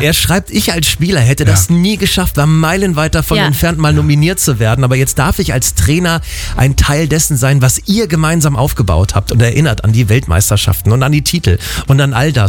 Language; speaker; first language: German; native; German